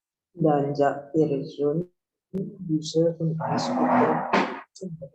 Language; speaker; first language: German; non-native, learner; Indonesian